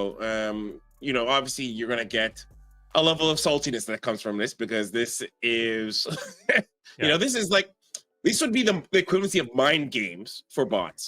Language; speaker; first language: English; native; English